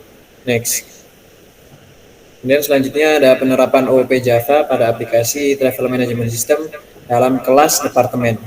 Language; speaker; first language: Indonesian; native; Indonesian